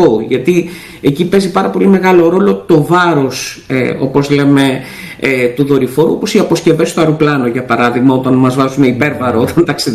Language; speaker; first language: Greek; native; Greek